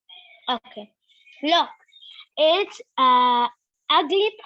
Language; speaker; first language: English; non-native, learner; Arabic